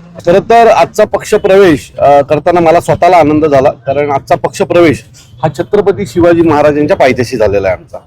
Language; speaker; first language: Marathi; native; Marathi